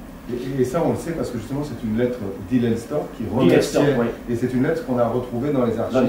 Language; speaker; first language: French; native; French